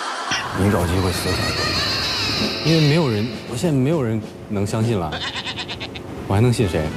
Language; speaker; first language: Chinese; native; Chinese